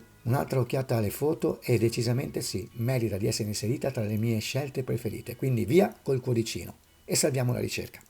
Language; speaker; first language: Italian; native; Italian